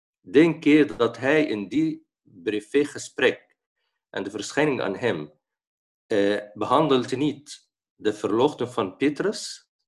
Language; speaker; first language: Dutch; non-native, fluent; Arabic